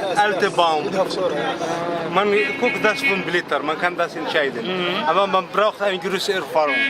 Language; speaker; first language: German; non-native, learner; Arabic